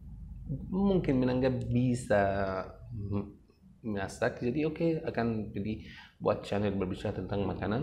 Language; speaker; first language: Indonesian; non-native, fluent; Arabic